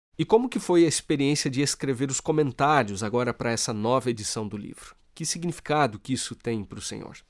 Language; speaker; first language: Portuguese; native; Portuguese